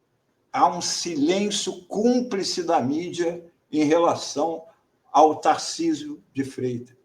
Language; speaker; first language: Portuguese; native; Portuguese